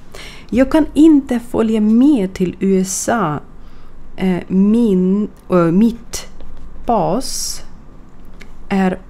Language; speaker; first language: Swedish; non-native, fluent; Ukrainian